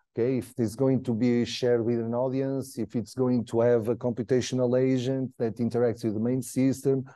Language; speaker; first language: English; non-native, fluent; Portuguese